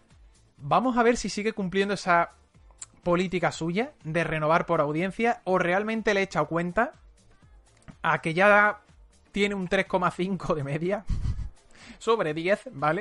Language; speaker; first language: Spanish; native; Spanish